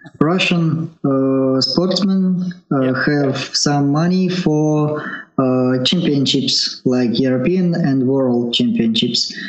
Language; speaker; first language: English; non-native, learner; Russian